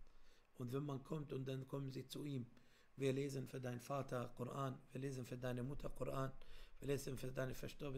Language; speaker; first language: German; non-native, fluent; Arabic